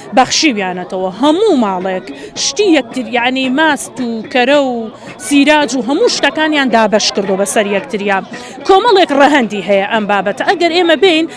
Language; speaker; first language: Central Kurdish; native; Central Kurdish